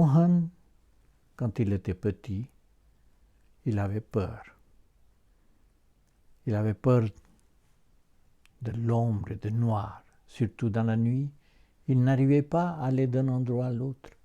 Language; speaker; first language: French; non-native, fluent; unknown